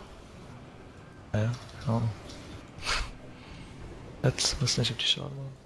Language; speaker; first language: German; native; German